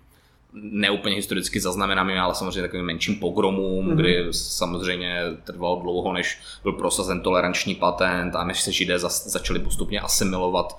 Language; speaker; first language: Czech; native; Czech